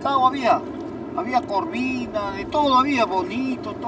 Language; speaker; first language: Spanish; native; Spanish